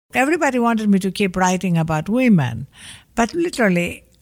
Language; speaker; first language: English; non-native, fluent; Greek